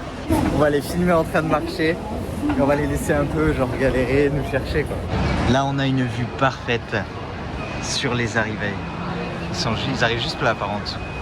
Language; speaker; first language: French; native; French